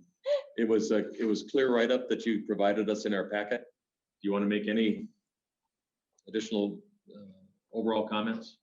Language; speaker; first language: English; native; English